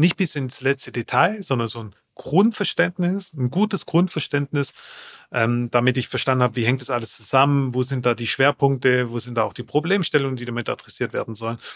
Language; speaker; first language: German; native; German